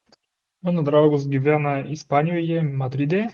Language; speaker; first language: Lithuanian; non-native, learner; Russian